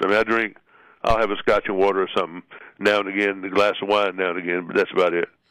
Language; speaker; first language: English; native; English